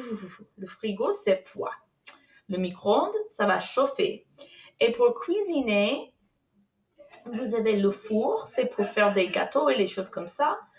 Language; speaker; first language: French; non-native, fluent; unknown